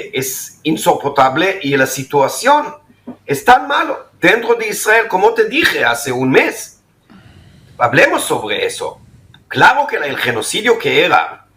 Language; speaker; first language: Spanish; non-native, fluent; Hebrew